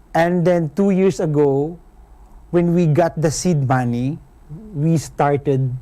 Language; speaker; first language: English; non-native, local second language; Filipino